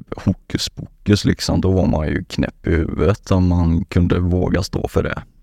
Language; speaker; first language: Swedish; native; Swedish